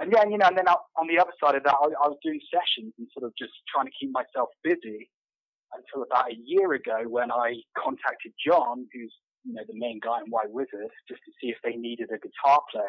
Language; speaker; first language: English; native; English